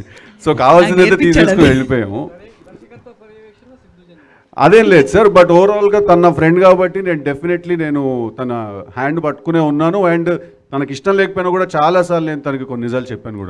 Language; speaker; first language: Telugu; native; Telugu